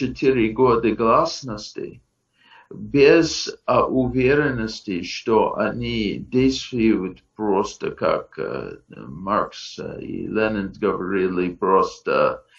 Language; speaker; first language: Russian; non-native, fluent; English